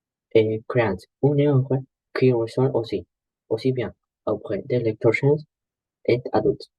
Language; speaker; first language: French; non-native, learner; Spanish